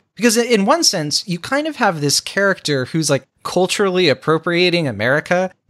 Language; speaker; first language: English; native; English